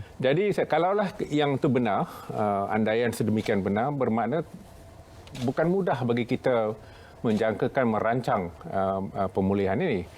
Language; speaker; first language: Malay; non-native, local second language; Tamil